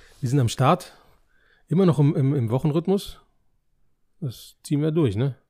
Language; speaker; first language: German; native; German